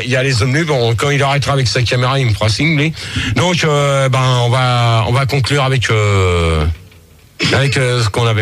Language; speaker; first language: French; native; French